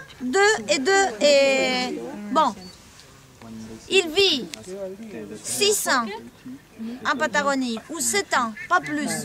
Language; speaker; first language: French; non-native, fluent; Spanish